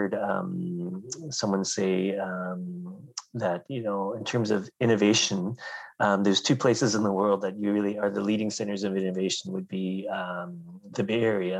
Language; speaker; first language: English; native; English